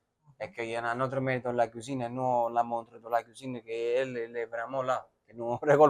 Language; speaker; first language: French; non-native, learner; Italian